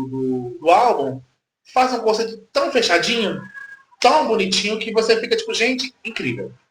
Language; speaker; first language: Portuguese; native; Portuguese